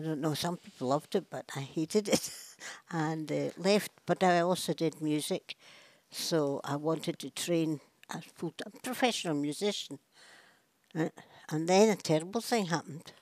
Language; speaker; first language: English; native; English